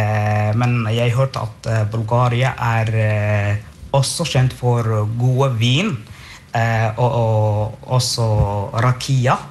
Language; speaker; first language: Norwegian; non-native, fluent; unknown